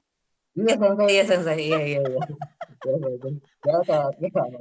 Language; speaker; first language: Japanese; non-native, learner; Indonesian